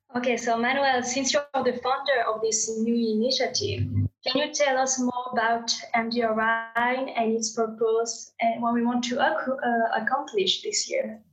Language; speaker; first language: English; non-native, fluent; French